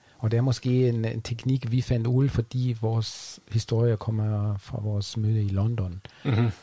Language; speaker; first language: Danish; non-native, fluent; German